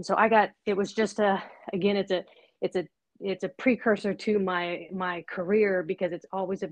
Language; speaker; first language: English; native; English